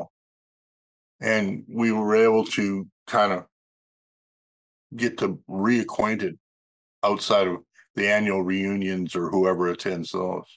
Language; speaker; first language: English; native; English